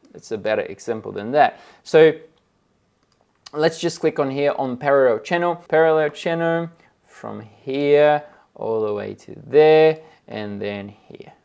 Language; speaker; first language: English; non-native, fluent; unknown